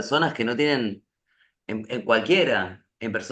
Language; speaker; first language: Spanish; native; Spanish